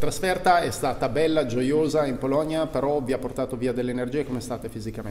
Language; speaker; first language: Italian; native; Italian